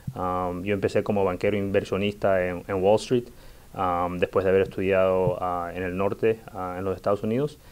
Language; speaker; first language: Spanish; early bilingual, heritage; Spanish